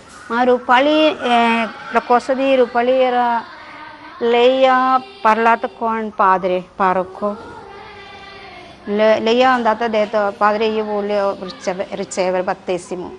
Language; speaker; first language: Italian; non-native, learner; Malayalam